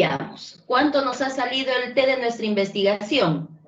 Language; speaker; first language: Spanish; native; Spanish